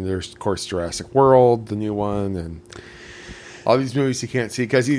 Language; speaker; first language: English; native; English